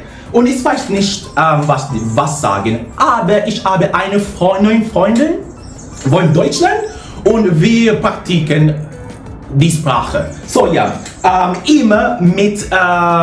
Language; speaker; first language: German; non-native, learner; English